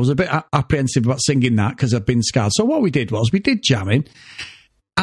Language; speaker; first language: English; native; English